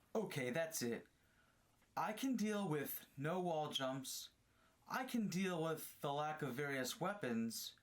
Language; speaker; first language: English; native; English